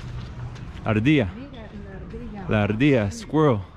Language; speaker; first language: Spanish; non-native, learner; English